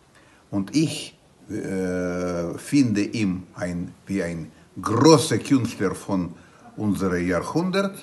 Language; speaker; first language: German; non-native, learner; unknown